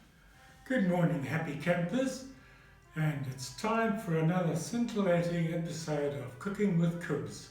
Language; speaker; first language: English; native; English